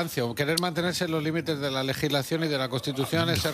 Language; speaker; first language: Spanish; native; Spanish